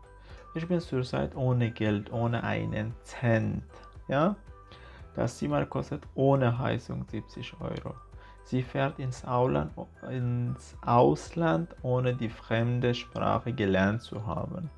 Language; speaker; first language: German; non-native, fluent; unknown